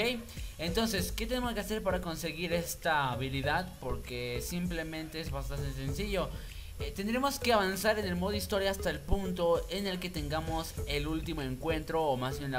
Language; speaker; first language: Spanish; native; Spanish